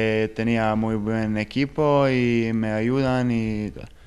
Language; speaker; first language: Spanish; non-native, fluent; Bosnian